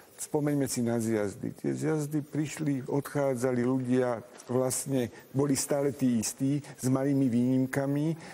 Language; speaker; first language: Slovak; non-native, local second language; Hungarian